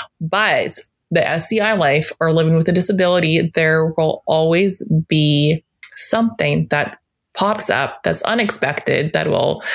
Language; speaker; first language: English; native; English